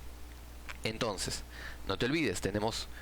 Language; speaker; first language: Spanish; native; Spanish